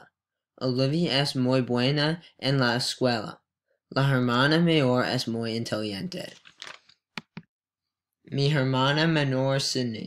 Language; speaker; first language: Spanish; non-native, learner; English